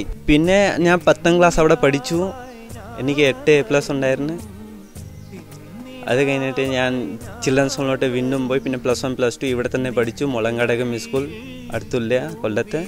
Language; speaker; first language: Malayalam; early bilingual, other home language; Hindi